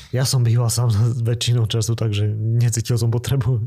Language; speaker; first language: Slovak; native; Slovak